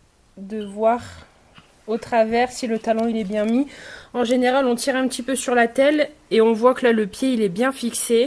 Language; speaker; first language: French; native; French